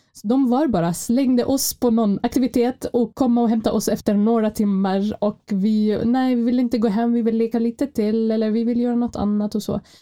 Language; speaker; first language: Swedish; non-native, fluent; Arabic